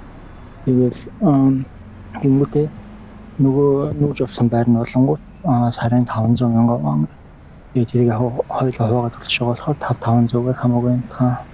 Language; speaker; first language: Mongolian; native; Mongolian